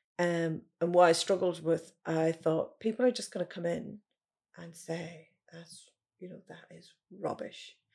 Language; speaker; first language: English; native; English